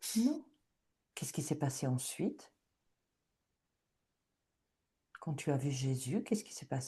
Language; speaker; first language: French; native; French